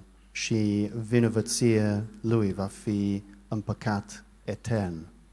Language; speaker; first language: Romanian; non-native, learner; English